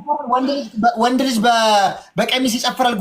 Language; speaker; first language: Amharic; native; Amharic